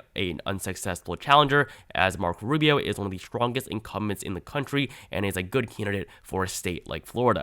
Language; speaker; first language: English; native; English